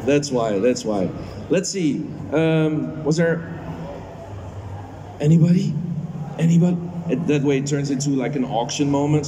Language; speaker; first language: English; non-native, fluent; Dutch